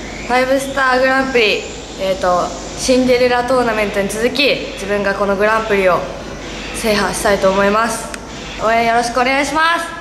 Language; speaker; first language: Japanese; native; Japanese